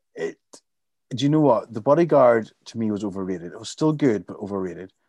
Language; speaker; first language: English; native; English